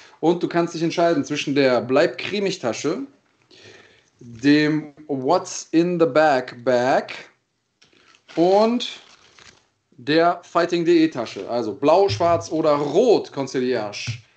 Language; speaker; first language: German; native; German